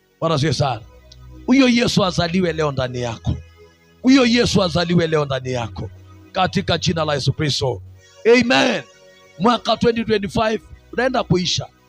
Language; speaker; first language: Swahili; non-native, local second language; Masai